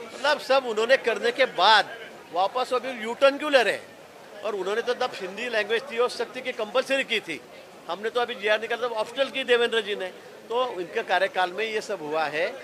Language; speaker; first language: Hindi; non-native, local second language; Marathi